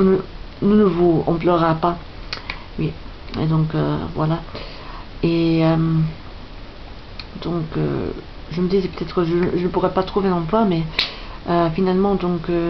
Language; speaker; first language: French; non-native, fluent; English